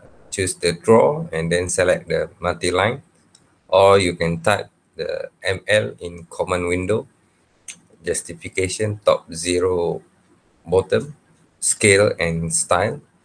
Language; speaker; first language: English; non-native, local second language; Malay